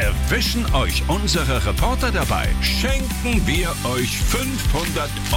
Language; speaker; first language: German; native; German